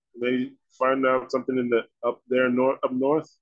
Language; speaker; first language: English; native; English